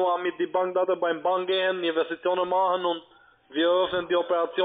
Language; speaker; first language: German; non-native, learner; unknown